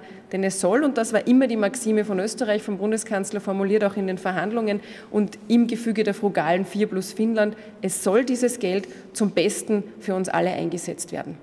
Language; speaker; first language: German; native; German